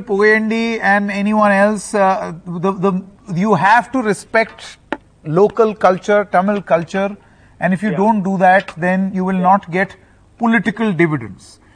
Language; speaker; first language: English; non-native, local second language; Hindi